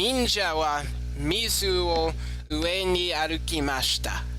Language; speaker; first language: Japanese; non-native, learner; English